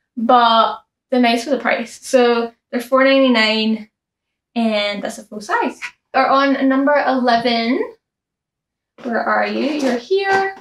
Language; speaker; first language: English; native; English